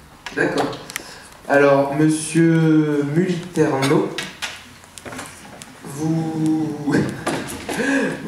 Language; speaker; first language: French; native; French